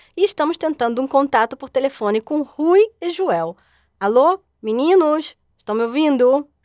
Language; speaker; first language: Portuguese; native; Portuguese